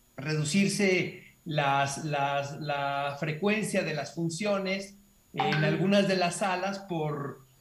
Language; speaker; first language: Spanish; native; Spanish